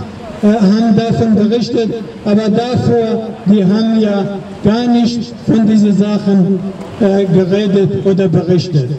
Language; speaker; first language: German; non-native, learner; Persian